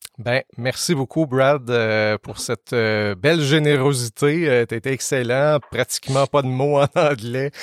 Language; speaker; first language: French; native; French